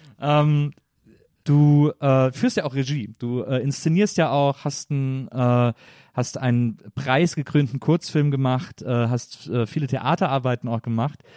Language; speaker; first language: German; native; German